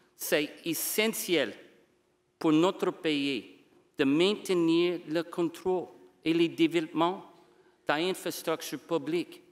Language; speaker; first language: French; non-native, fluent; English